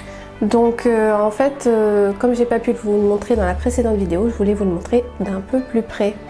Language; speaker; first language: French; native; French